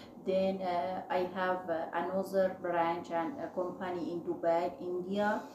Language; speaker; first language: English; non-native, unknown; Persian